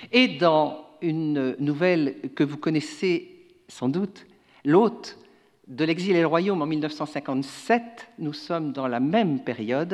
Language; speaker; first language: French; native; French